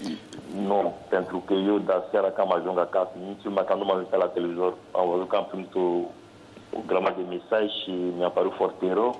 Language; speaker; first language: Romanian; non-native, learner; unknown